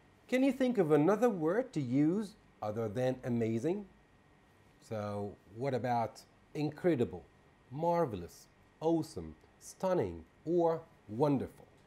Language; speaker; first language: English; non-native, fluent; Arabic